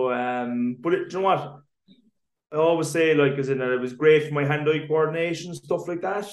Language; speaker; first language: English; native; English